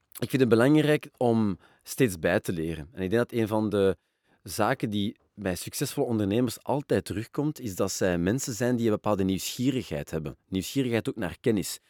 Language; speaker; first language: Dutch; non-native, local second language; French